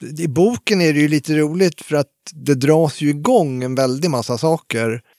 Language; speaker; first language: Swedish; native; Swedish